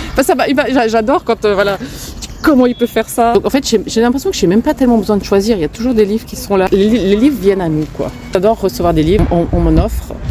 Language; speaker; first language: French; non-native, local second language; Romanian